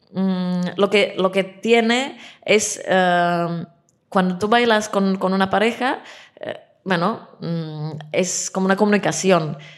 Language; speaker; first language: Spanish; non-native, fluent; Czech